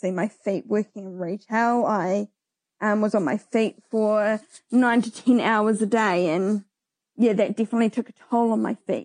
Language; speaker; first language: English; native; English